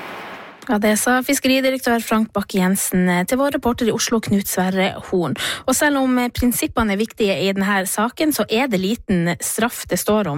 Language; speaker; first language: Norwegian; native; Norwegian